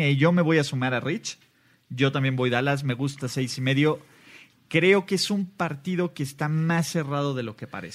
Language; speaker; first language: Spanish; native; Spanish